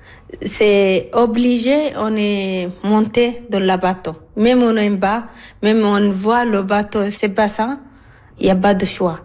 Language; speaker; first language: French; non-native, learner; Arabic